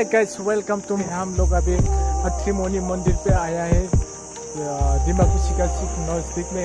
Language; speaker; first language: Hindi; non-native, local second language; Bodo